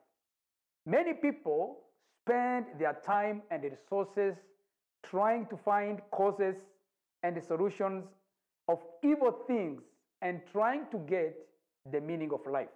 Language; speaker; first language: English; non-native, local second language; Kinyarwanda